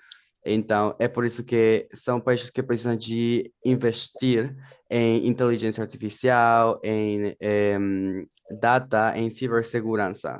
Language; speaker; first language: Portuguese; non-native, fluent; Spanish